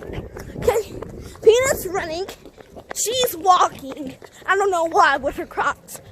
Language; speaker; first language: English; native; English